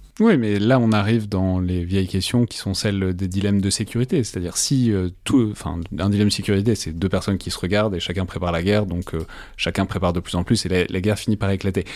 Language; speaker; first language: French; native; French